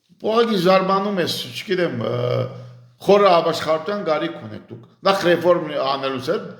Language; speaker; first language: Armenian; early bilingual, heritage; Armenian